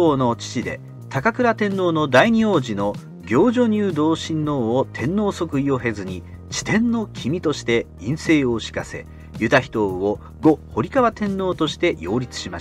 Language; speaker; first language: Japanese; native; Japanese